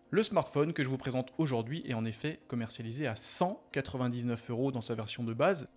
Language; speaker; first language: French; native; French